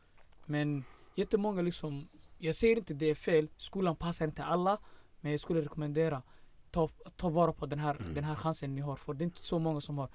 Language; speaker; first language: Swedish; non-native, fluent; Somali